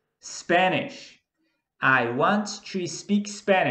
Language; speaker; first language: English; non-native, fluent; Portuguese